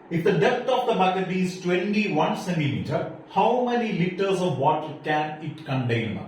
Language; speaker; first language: English; non-native, local second language; Malayalam